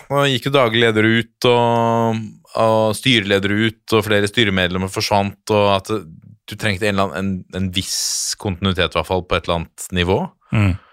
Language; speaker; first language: Norwegian; native; Norwegian